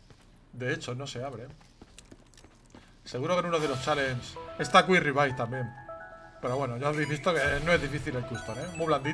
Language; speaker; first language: Spanish; native; Spanish